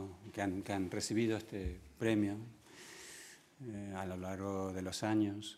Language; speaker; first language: Spanish; early bilingual, other home language; English